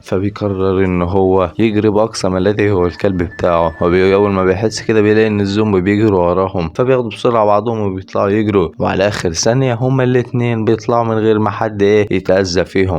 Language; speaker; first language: Arabic; native; Arabic